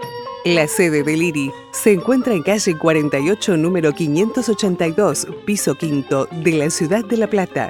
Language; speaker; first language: Spanish; native; Spanish